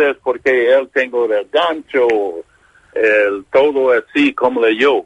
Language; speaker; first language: Spanish; non-native, learner; English